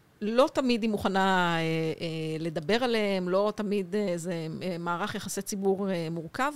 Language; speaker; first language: Hebrew; native; Hebrew